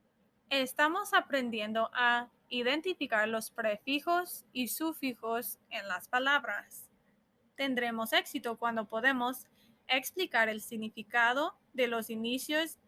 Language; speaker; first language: Spanish; non-native, fluent; English